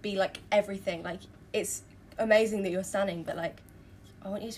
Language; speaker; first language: English; native; English